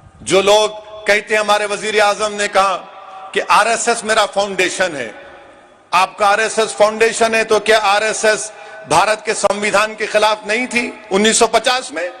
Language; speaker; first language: Urdu; native; Urdu